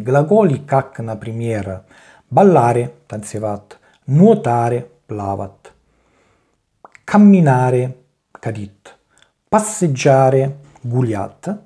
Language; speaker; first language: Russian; non-native, learner; Italian